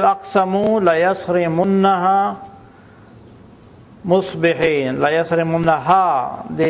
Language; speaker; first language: Arabic; non-native, fluent; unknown